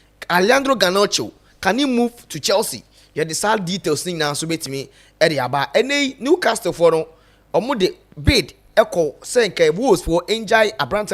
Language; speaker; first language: English; non-native, local second language; Akan